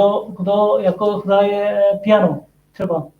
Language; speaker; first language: Czech; non-native, learner; Korean